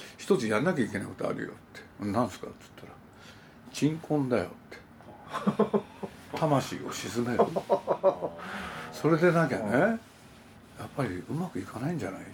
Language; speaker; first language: Japanese; native; Japanese